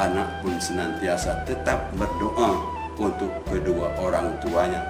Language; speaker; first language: Indonesian; native; Indonesian